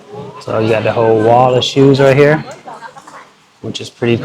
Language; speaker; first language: English; native; English